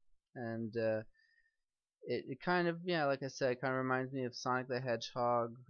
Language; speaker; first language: English; native; English